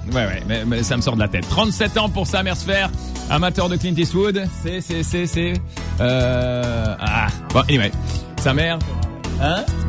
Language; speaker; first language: French; non-native, local second language; Arabic